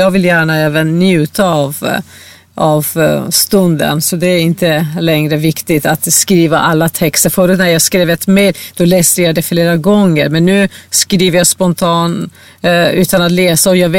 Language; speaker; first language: Swedish; non-native, fluent; Persian